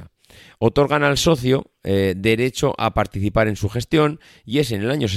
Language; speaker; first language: Spanish; native; Spanish